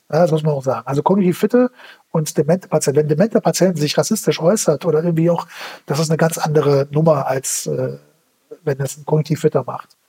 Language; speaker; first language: German; early bilingual, other home language; Turkish